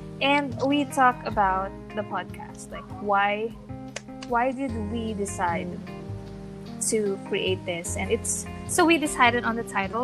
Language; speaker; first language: English; non-native, local second language; Filipino